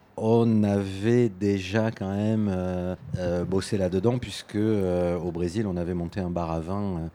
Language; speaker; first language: French; native; French